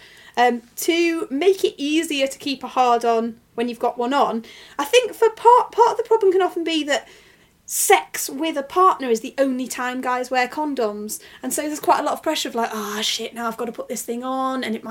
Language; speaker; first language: English; native; English